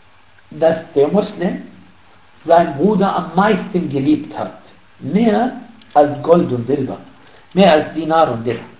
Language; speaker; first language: German; non-native, fluent; Arabic